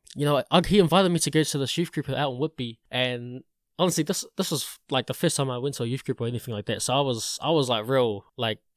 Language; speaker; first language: English; native; English